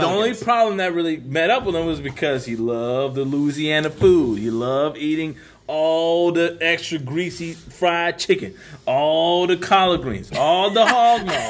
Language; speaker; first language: English; native; English